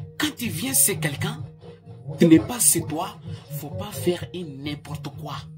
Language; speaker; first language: French; non-native, local second language; Bambara